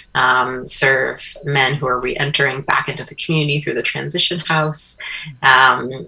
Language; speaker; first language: English; native; English